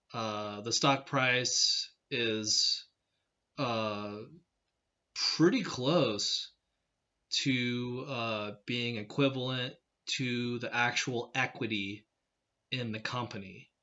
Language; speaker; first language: English; native; English